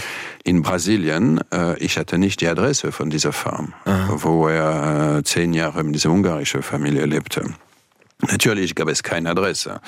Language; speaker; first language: German; non-native, fluent; French